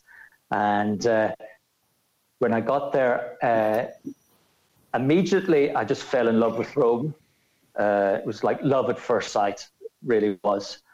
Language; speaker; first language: English; native; English